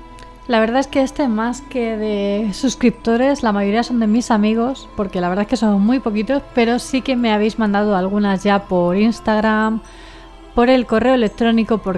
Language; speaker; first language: Spanish; native; Spanish